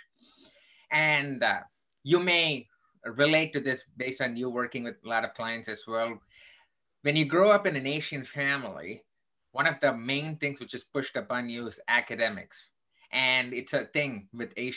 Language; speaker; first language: English; non-native, local second language; Tamil